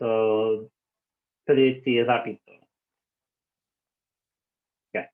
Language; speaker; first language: Spanish; non-native, learner; English